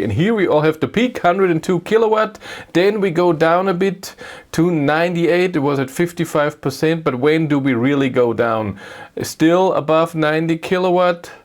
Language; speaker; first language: English; non-native, fluent; German